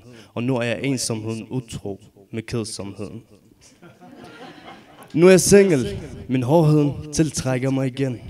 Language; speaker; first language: Danish; early bilingual, other home language; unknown